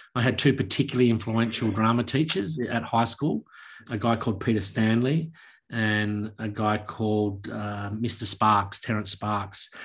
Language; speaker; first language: English; native; English